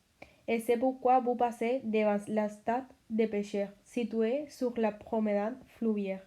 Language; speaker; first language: French; non-native, learner; Spanish